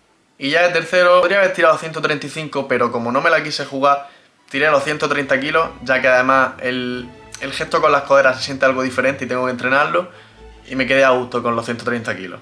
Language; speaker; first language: Spanish; native; Spanish